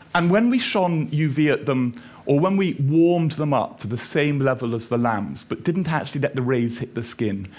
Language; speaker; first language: English; native; English